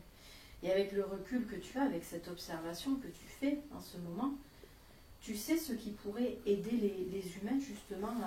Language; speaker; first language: French; native; French